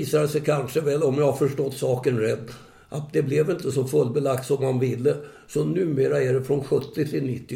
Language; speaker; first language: Swedish; native; Swedish